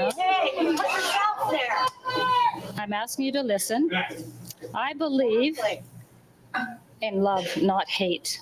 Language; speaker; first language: English; native; English